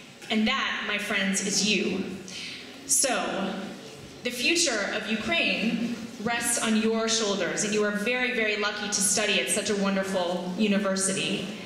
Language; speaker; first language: English; native; English